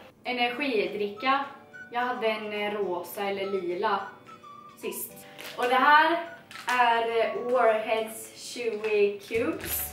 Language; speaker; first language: Swedish; native; Swedish